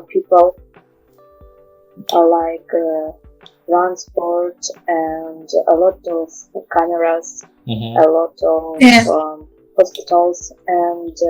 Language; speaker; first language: English; non-native, learner; Russian